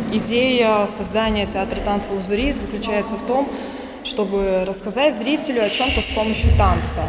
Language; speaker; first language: Russian; native; Russian